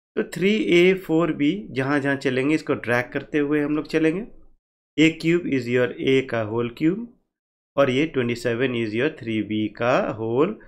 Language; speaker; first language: Hindi; native; Hindi